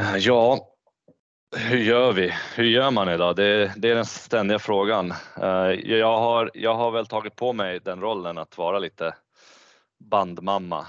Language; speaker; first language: Swedish; early bilingual, other home language; Bosnian